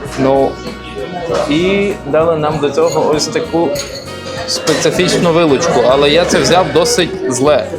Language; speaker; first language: Ukrainian; native; Ukrainian